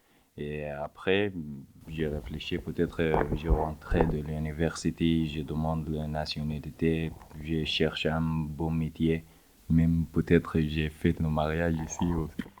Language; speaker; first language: French; non-native, learner; Arabic